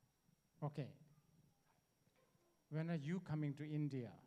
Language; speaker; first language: English; non-native, learner; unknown